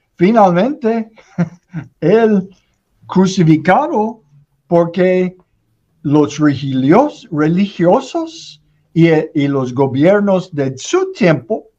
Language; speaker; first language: Spanish; non-native, learner; English